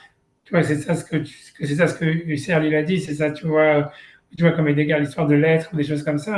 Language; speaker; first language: French; native; French